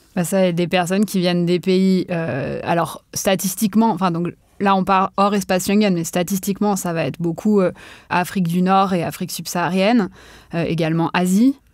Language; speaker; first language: French; native; French